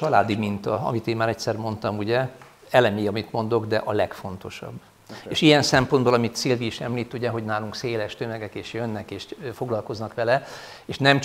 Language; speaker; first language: Hungarian; native; Hungarian